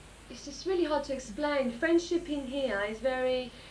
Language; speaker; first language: English; early bilingual, other home language; Greek